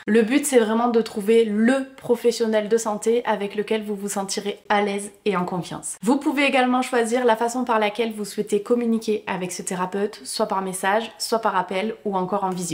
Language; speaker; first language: French; native; French